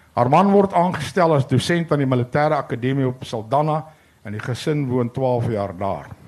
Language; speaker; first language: Afrikaans; native; Afrikaans